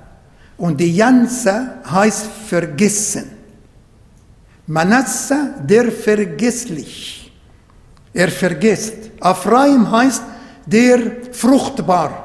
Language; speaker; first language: German; non-native, fluent; Arabic